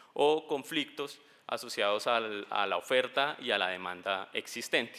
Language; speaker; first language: Spanish; native; Spanish